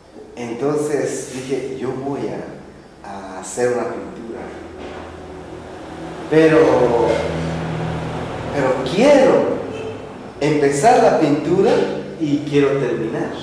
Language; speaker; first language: Spanish; non-native, local second language; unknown